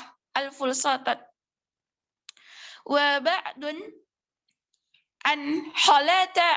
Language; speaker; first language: Arabic; non-native, learner; Indonesian